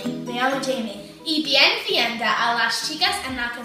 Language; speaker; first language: Spanish; non-native, learner; English